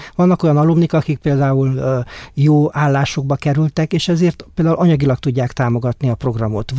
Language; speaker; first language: Hungarian; native; Hungarian